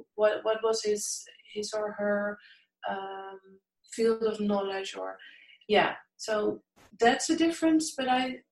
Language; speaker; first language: English; non-native, fluent; Dutch